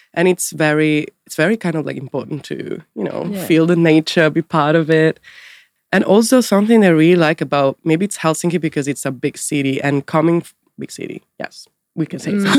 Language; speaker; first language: English; non-native, fluent; Italian